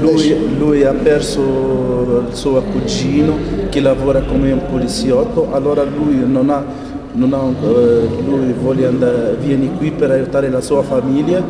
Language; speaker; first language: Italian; non-native, learner; Arabic